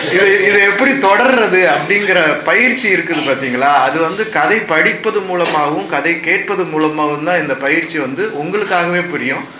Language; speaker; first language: Tamil; native; Tamil